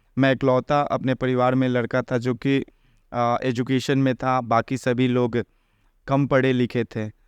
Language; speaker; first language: Hindi; native; Hindi